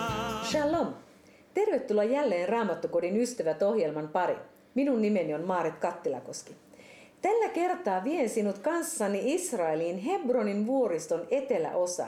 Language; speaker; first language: Finnish; native; Finnish